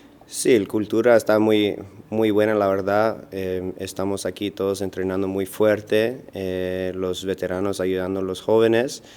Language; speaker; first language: Spanish; early bilingual, heritage; Spanish